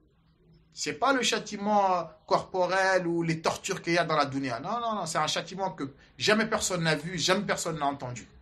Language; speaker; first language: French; native; French